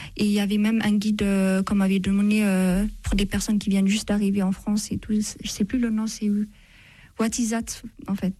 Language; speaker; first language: French; non-native, fluent; Amharic